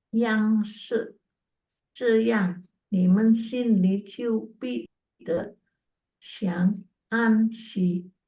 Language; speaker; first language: Chinese; non-native, learner; Indonesian